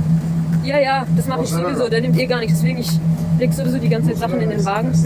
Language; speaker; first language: German; early bilingual, other home language; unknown